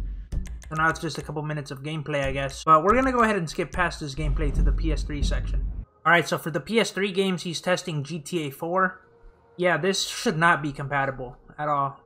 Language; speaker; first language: English; early bilingual, other home language; Spanish